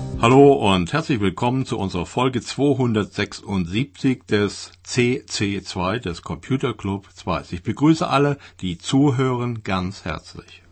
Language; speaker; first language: German; native; German